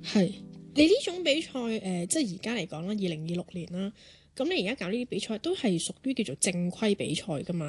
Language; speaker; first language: Cantonese; native; Cantonese